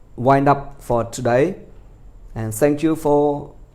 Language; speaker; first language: English; non-native, fluent; Khmer